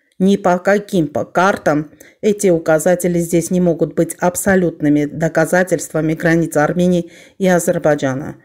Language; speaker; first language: Russian; non-native, fluent; Armenian